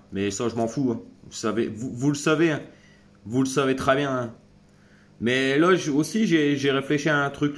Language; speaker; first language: French; native; French